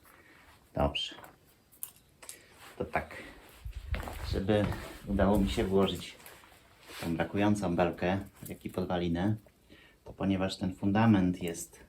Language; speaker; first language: Polish; native; Polish